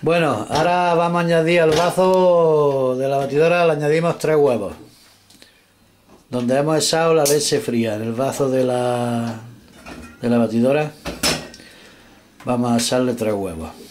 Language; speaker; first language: Spanish; native; Spanish